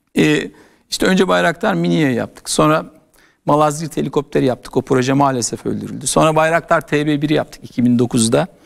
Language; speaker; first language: Turkish; native; Turkish